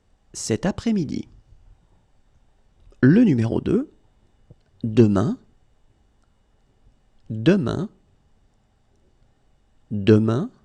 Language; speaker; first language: French; native; French